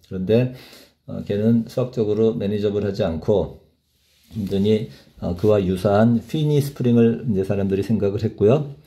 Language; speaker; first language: Korean; native; Korean